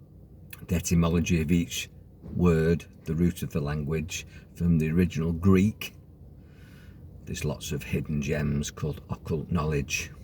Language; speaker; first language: English; native; English